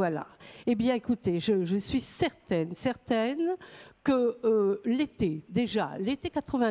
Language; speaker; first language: French; native; French